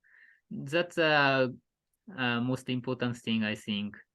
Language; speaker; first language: English; non-native, learner; Japanese